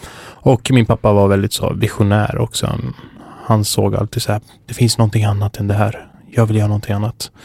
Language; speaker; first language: Swedish; early bilingual, other home language; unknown